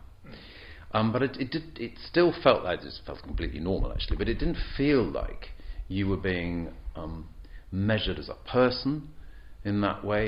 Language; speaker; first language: English; native; English